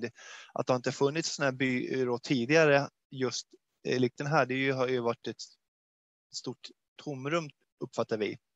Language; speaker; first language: Swedish; native; Swedish